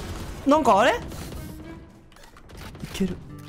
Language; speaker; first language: Japanese; native; Japanese